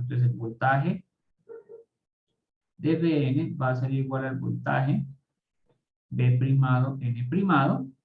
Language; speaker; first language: Spanish; native; Spanish